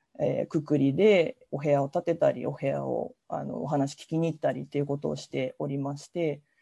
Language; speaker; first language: Japanese; native; Japanese